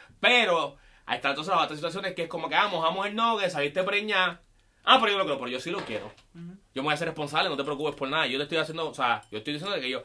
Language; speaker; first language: Spanish; early bilingual, heritage; Spanish